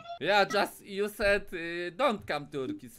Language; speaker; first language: English; non-native, learner; Polish